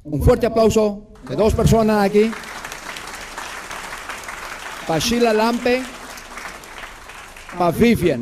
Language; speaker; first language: Spanish; non-native, local second language; Papiamento